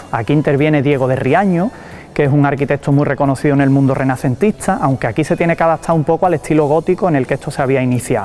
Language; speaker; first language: Spanish; native; Spanish